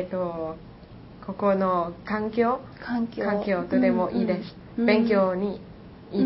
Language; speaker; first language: Japanese; non-native, learner; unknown